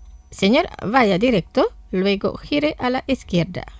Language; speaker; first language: Spanish; non-native, fluent; Indonesian